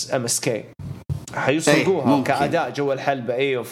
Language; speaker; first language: Arabic; native; Arabic